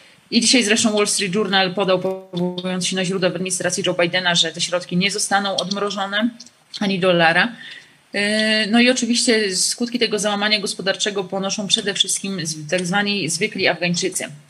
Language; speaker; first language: Polish; native; Polish